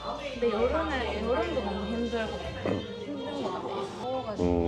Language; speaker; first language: Korean; non-native, learner; Japanese